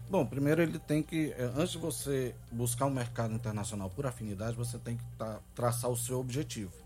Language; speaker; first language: Portuguese; native; Portuguese